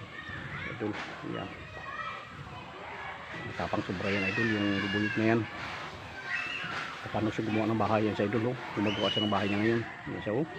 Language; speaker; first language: Filipino; native; Filipino